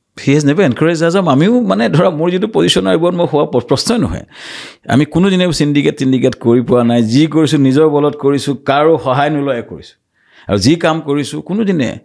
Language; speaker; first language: Assamese; native; Assamese